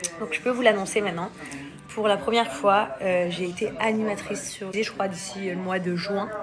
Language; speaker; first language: French; native; French